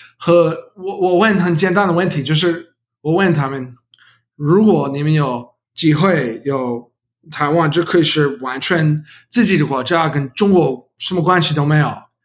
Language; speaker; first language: Chinese; non-native, learner; English